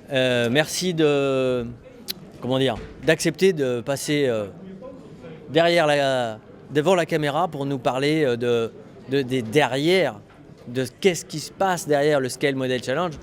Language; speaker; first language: French; native; French